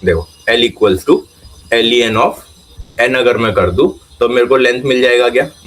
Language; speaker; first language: Hindi; non-native, local second language; Marathi